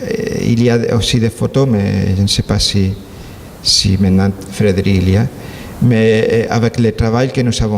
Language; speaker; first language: French; non-native, learner; Spanish